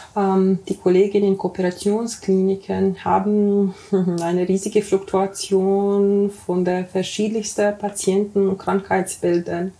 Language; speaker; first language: German; non-native, fluent; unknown